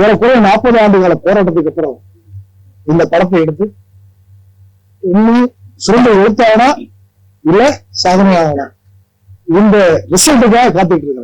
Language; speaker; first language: Tamil; native; Tamil